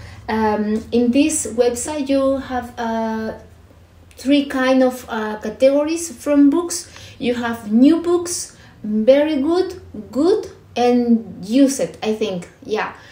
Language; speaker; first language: English; non-native, learner; Spanish